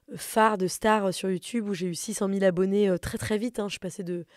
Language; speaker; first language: French; native; French